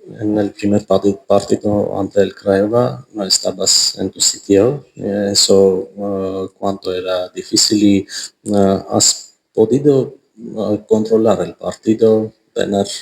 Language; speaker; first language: Spanish; non-native, fluent; Armenian